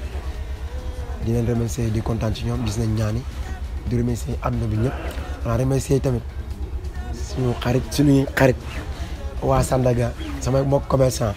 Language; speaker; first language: French; non-native, local second language; Wolof